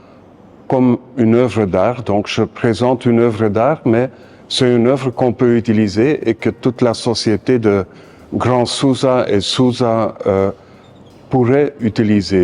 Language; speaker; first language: French; non-native, local second language; Dutch